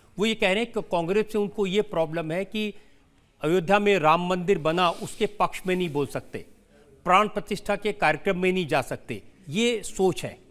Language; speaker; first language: Hindi; native; Hindi